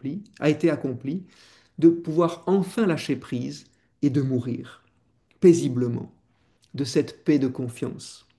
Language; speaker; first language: French; native; French